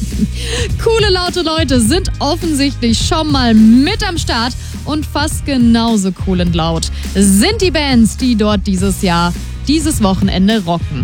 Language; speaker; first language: German; native; German